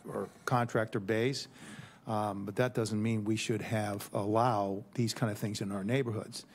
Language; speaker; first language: English; native; English